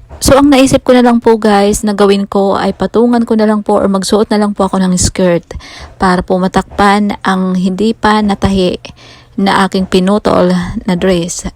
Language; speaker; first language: Filipino; non-native, local second language; Waray